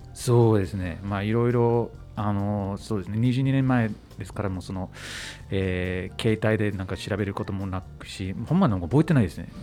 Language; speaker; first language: Japanese; non-native, fluent; English